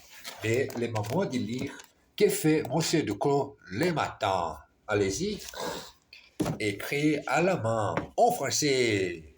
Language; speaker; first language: French; non-native, learner; Portuguese